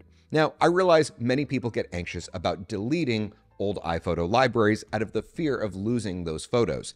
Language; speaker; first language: English; native; English